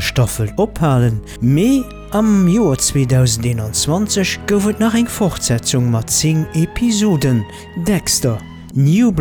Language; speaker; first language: German; non-native, learner; Luxembourgish